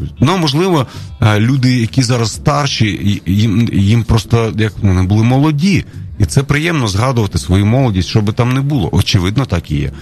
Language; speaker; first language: Ukrainian; non-native, local second language; Russian